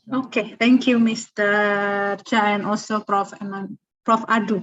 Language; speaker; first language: English; non-native, fluent; Indonesian